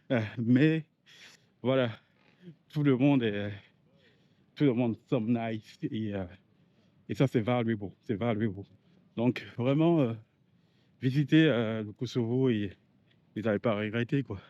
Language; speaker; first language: French; native; French